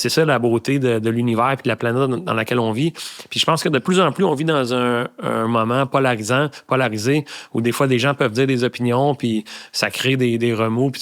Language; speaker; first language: French; native; French